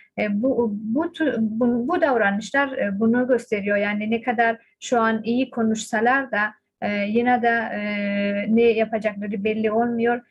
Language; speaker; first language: Turkish; non-native, fluent; Persian